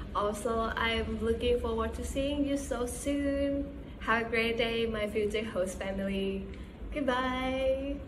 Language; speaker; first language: English; non-native, learner; Thai